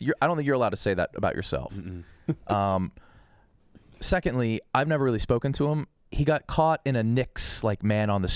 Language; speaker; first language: English; native; English